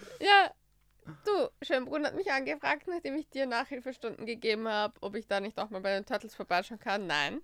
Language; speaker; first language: German; early bilingual, other home language; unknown